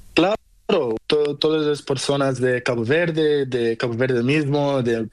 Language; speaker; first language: Spanish; non-native, learner; Portuguese